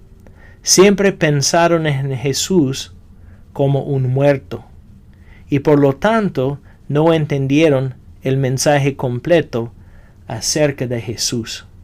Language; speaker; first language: Spanish; non-native, fluent; English